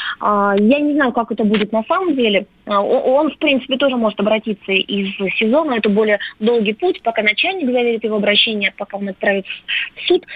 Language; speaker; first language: Russian; native; Russian